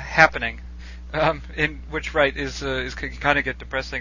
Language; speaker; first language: English; native; English